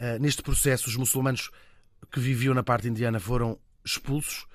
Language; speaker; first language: Portuguese; native; Portuguese